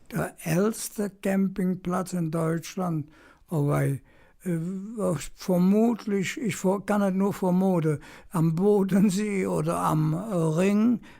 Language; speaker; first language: German; native; German